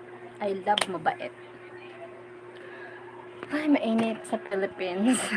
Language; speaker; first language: Filipino; non-native, local second language; Bikol